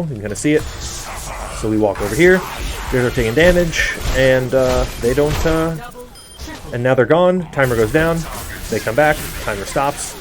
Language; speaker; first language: English; native; English